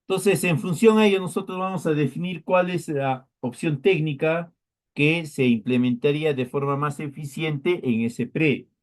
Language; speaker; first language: Spanish; native; Spanish